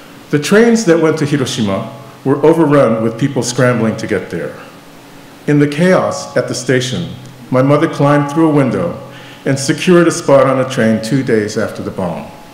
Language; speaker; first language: English; native; English